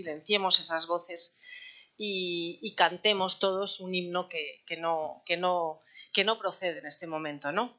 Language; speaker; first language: Spanish; native; Spanish